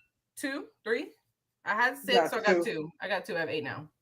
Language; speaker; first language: English; native; English